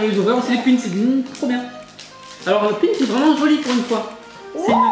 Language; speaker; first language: French; native; French